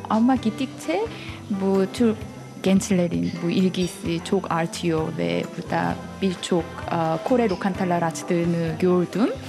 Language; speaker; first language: Turkish; non-native, fluent; Korean